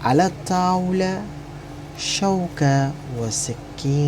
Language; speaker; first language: Arabic; non-native, fluent; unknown